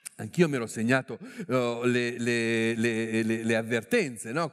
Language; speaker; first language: Italian; native; Italian